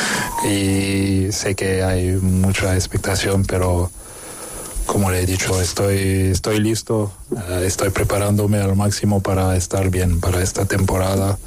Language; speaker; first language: Spanish; non-native, fluent; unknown